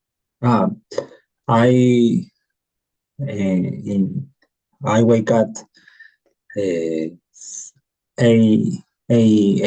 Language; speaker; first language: English; non-native, learner; Spanish